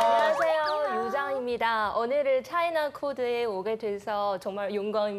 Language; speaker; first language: Korean; non-native, fluent; Chinese